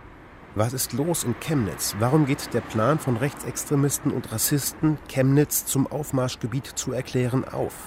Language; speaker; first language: German; native; German